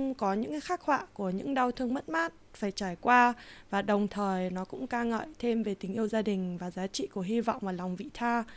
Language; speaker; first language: Vietnamese; early bilingual, heritage; Vietnamese